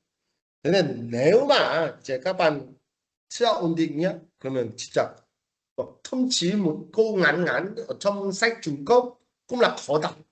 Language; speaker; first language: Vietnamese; non-native, fluent; Korean